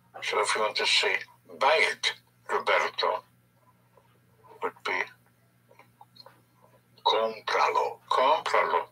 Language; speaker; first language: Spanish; non-native, learner; English